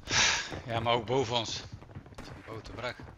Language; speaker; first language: Dutch; non-native, local second language; Turkish